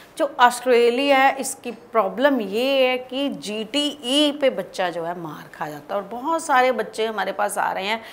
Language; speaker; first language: Hindi; native; Hindi